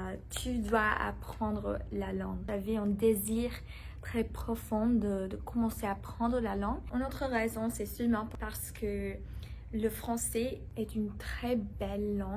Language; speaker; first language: French; non-native, learner; English